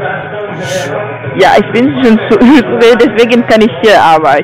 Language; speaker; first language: German; non-native, learner; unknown